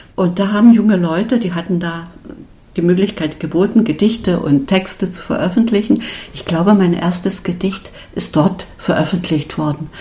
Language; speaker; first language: German; non-native, local second language; Upper Sorbian